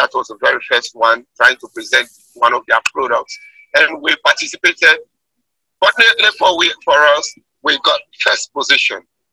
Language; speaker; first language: English; non-native, local second language; Krio